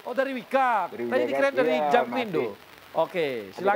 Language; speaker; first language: Indonesian; native; Indonesian